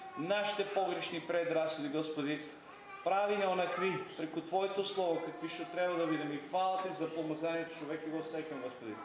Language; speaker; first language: Macedonian; native; Macedonian